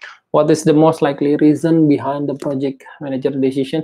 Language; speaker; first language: English; non-native, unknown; Indonesian